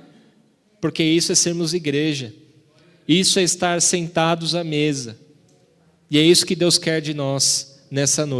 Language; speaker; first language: Portuguese; native; Portuguese